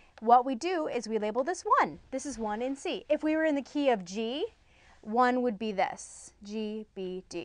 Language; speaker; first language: English; native; English